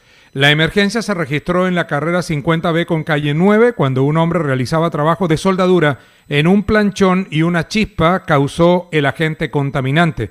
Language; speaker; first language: Spanish; native; Spanish